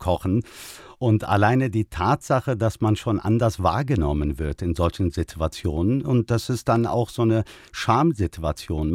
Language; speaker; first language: German; early bilingual, other home language; Turkish